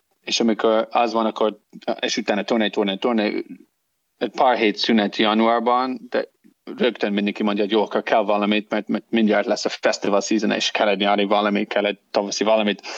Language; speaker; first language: Hungarian; non-native, learner; English